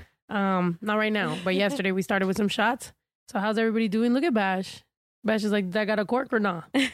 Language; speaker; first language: English; early bilingual, other home language; Spanish